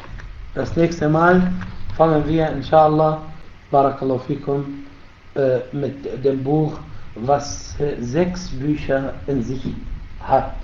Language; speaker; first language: German; non-native, fluent; Arabic